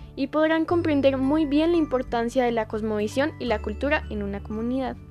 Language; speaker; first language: Spanish; native; Spanish